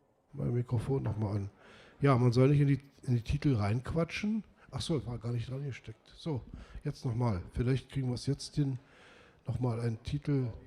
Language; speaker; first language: German; native; German